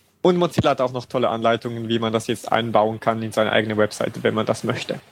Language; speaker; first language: German; native; German